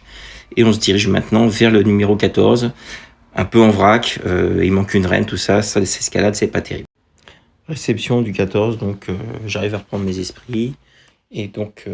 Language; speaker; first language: French; native; French